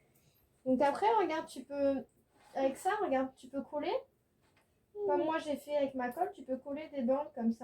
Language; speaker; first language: French; native; French